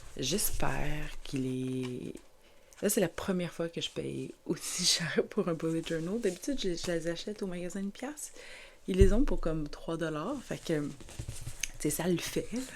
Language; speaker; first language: French; native; French